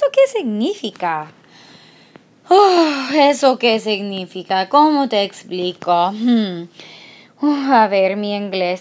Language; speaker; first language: Spanish; non-native, fluent; English